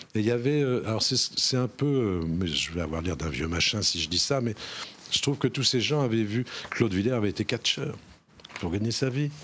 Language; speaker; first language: French; native; French